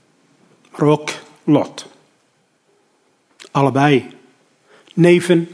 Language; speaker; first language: Dutch; non-native, learner; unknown